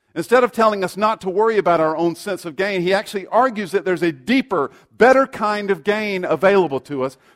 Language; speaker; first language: English; native; English